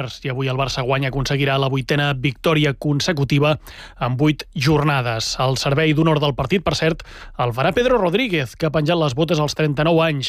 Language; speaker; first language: Catalan; native; Catalan